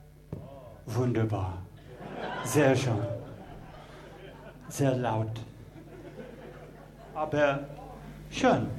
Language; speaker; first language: German; non-native, learner; English